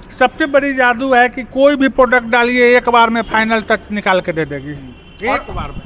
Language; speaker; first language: Hindi; native; Hindi